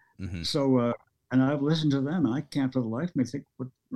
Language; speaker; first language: English; early bilingual, other home language; Norwegian